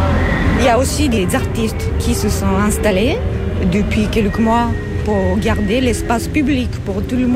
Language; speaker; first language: French; non-native, fluent; Japanese